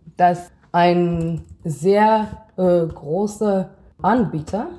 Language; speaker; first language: German; non-native, fluent; Hebrew